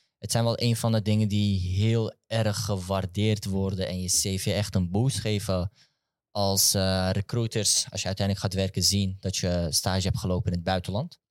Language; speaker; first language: Dutch; early bilingual, other home language; Turkish